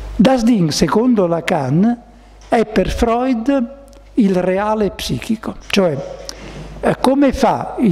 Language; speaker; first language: Italian; native; Italian